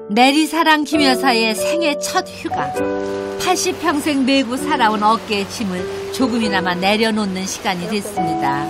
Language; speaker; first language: Korean; native; Korean